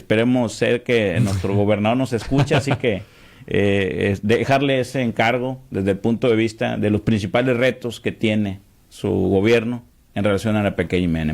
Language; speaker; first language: Spanish; native; Spanish